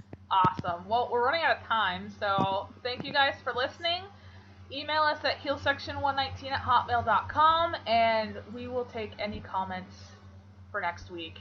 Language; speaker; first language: English; native; English